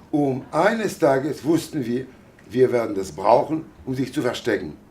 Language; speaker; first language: German; non-native, fluent; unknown